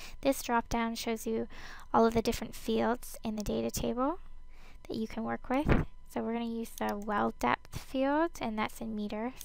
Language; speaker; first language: English; native; English